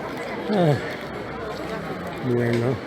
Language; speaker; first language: Spanish; non-native, learner; English